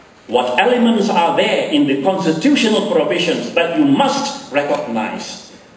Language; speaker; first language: English; non-native, local second language; Malay